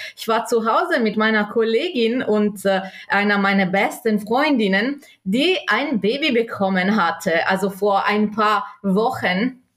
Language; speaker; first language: German; non-native, local second language; Italian